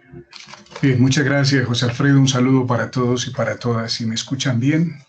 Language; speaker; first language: Spanish; native; Spanish